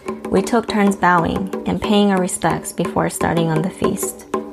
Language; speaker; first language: English; early bilingual, other home language; Korean